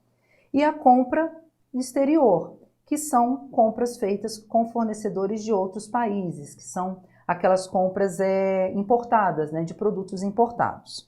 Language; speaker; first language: Portuguese; native; Portuguese